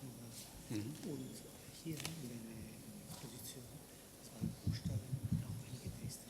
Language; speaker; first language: German; non-native, learner; Spanish